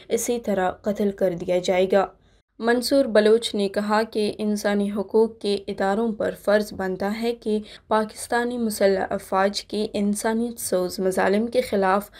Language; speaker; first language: Urdu; non-native, local second language; Baluchi